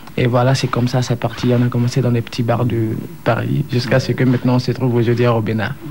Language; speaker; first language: French; non-native, local second language; Bambara